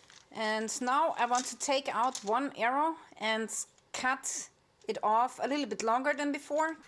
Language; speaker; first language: English; non-native, fluent; German